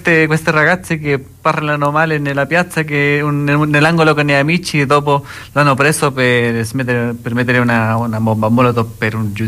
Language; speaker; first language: Italian; non-native, learner; Spanish